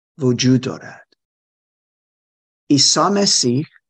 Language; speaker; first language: Persian; non-native, learner; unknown